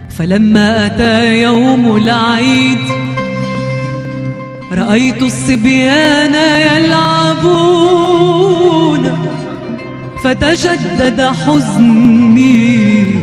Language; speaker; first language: Arabic; non-native, fluent; Indonesian